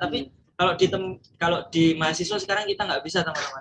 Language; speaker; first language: Indonesian; native; Indonesian